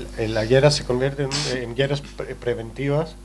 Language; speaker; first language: Spanish; non-native, learner; Greek